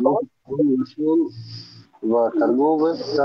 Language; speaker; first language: Russian; non-native, learner; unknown